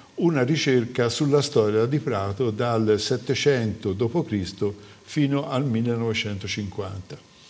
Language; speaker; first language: Italian; native; Italian